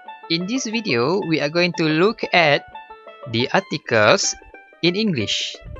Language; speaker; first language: English; non-native, local second language; Malay